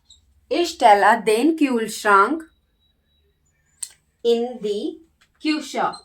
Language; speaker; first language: German; non-native, learner; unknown